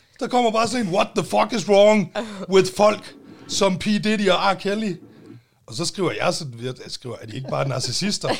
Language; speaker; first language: Danish; native; Danish